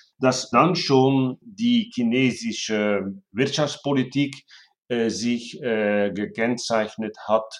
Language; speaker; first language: German; non-native, fluent; Dutch